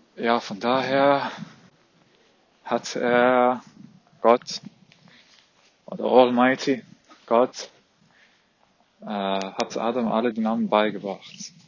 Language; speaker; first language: German; non-native, fluent; Arabic